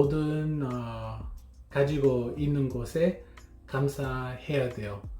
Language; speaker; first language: Korean; non-native, learner; English